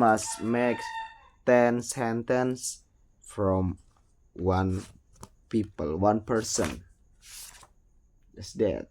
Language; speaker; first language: English; non-native, learner; Indonesian